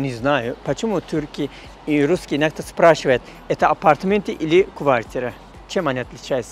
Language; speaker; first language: Russian; non-native, fluent; Turkish